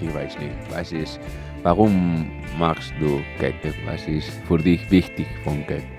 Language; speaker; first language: German; non-native, learner; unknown